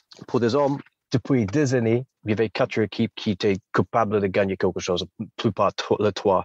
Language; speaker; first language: French; non-native, fluent; English